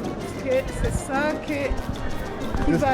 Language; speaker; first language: French; non-native, local second language; Kinyarwanda